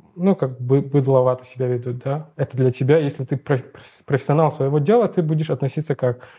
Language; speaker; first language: Russian; non-native, local second language; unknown